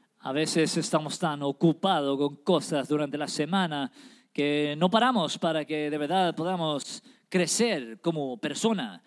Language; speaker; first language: Spanish; native; Spanish